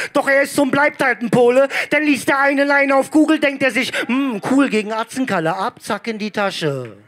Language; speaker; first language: German; early bilingual, other home language; Greek